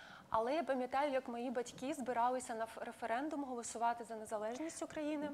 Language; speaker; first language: Ukrainian; non-native, local second language; Russian